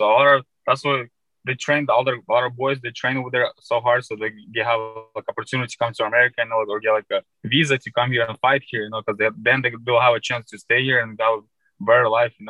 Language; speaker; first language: English; non-native, fluent; Uzbek